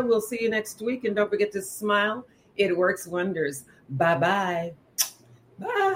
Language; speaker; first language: English; native; English